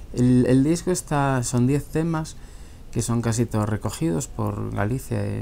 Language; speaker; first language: Spanish; native; Spanish